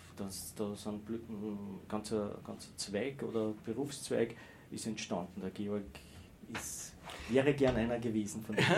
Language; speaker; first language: German; native; German